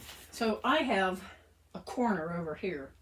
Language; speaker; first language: English; native; English